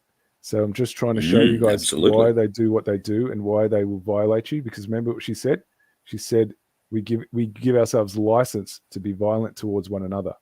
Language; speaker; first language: English; native; English